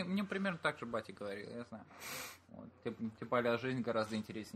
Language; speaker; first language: Russian; native; Russian